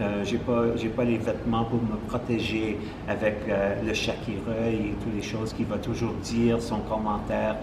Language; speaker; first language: French; non-native, local second language; English